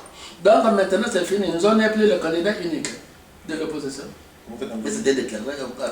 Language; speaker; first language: French; non-native, local second language; Lingala